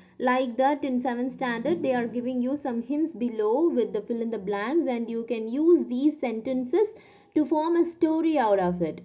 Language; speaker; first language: English; non-native, local second language; Tamil